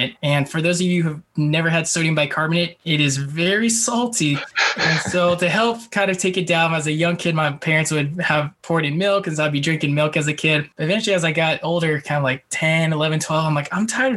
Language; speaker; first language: English; native; English